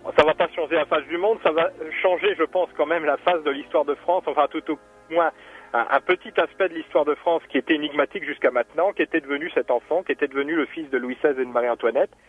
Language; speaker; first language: French; native; French